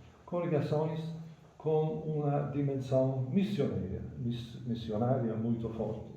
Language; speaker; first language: Portuguese; non-native, fluent; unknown